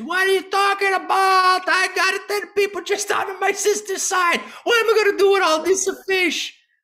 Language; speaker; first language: English; early bilingual, other home language; Italian